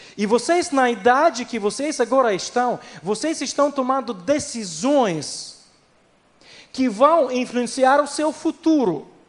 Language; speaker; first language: Portuguese; non-native, fluent; Ukrainian